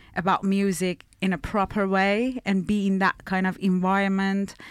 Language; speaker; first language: English; non-native, fluent; Persian